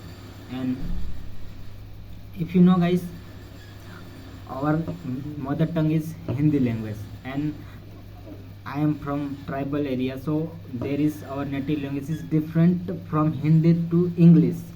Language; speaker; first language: English; non-native, learner; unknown